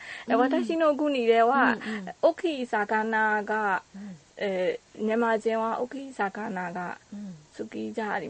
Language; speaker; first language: Japanese; non-native, learner; Burmese